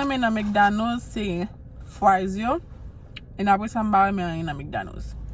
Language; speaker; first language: French; non-native, learner; Haitian Creole